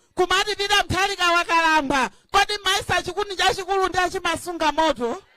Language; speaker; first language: Nyanja; native; Nyanja